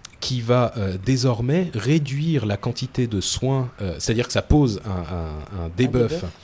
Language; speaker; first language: French; native; French